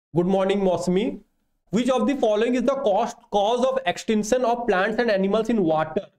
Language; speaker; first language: Hindi; non-native, local second language; Odia